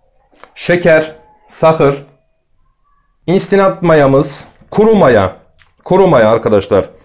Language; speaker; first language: Turkish; native; Turkish